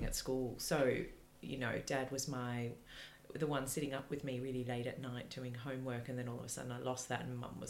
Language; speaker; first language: English; native; English